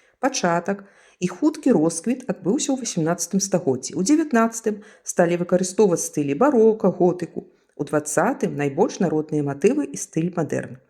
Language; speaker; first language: Belarusian; native; Belarusian